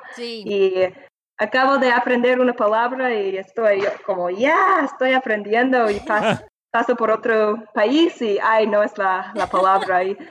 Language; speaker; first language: Spanish; non-native, learner; English